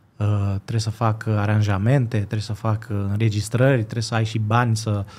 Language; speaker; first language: Romanian; early bilingual, heritage; Romanian